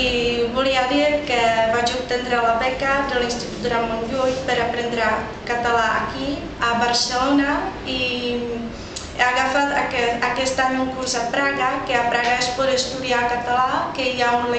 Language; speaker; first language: Catalan; non-native, fluent; Czech